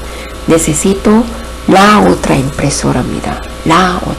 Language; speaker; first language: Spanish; non-native, fluent; Korean